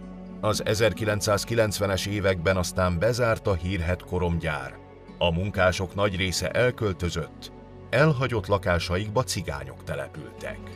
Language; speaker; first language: Hungarian; native; Hungarian